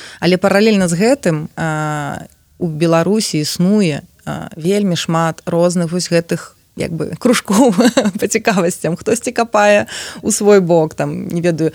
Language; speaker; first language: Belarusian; non-native, local second language; Russian